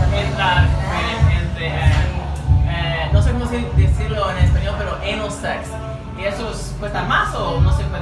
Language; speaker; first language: Spanish; non-native, learner; English